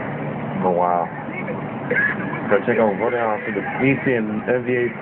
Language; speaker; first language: English; native; English